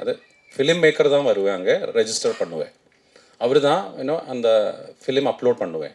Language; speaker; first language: Tamil; non-native, fluent; Malayalam